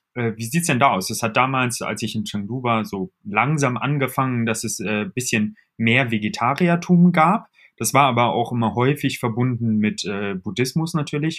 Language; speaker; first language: German; native; German